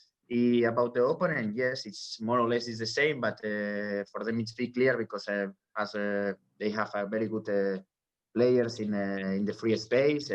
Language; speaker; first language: English; non-native, learner; Spanish